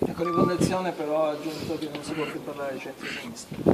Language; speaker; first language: Italian; native; Italian